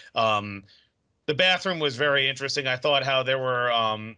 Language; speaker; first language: English; native; English